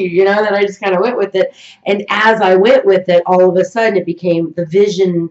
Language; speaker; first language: English; native; English